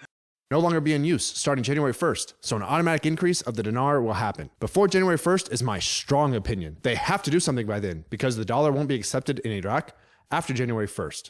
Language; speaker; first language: English; native; English